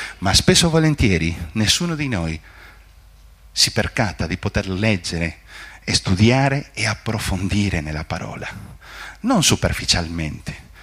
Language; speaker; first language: Italian; non-native, fluent; Spanish